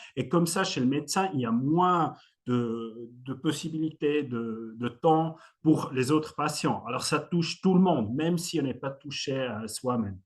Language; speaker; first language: French; non-native, local second language; German